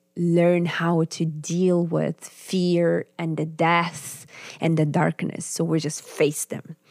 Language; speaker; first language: English; non-native, fluent; Russian